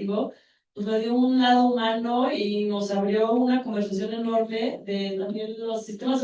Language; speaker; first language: Spanish; native; Spanish